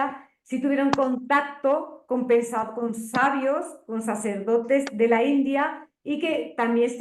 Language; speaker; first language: Spanish; native; Spanish